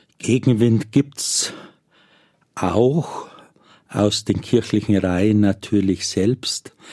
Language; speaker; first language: German; native; German